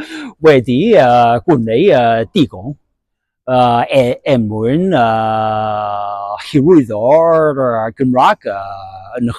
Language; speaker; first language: Welsh; non-native, learner; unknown